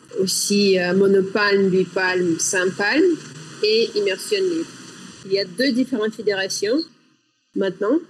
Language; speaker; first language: French; non-native, learner; Russian